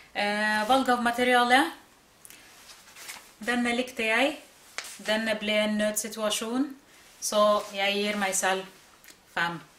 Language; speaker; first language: Norwegian; non-native, fluent; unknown